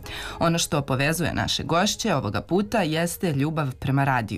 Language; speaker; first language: Serbian; native; Serbian